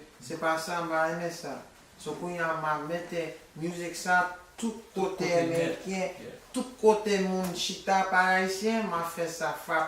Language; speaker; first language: Haitian Creole; early bilingual, heritage; English